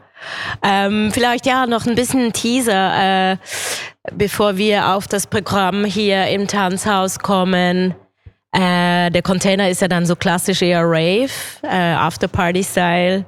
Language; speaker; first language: German; native; German